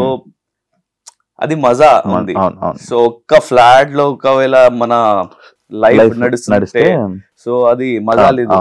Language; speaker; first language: Telugu; non-native, local second language; Hindi